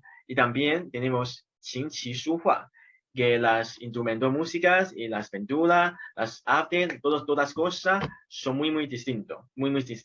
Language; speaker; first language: Spanish; non-native, fluent; Chinese